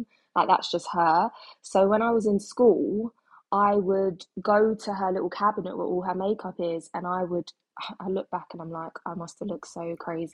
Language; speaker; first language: English; native; English